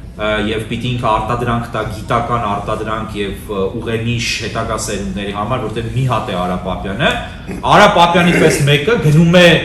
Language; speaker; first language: Armenian; native; Armenian